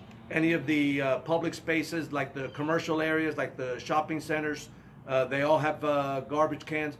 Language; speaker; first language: English; early bilingual, other home language; Spanish